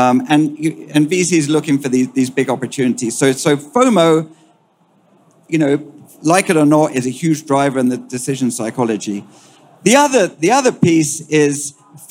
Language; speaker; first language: English; native; English